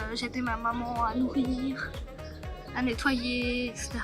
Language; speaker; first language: French; native; French